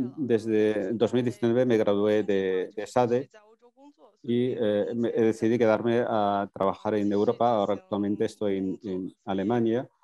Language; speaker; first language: Spanish; non-native, fluent; Chinese